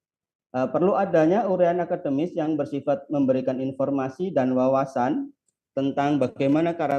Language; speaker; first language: Indonesian; native; Indonesian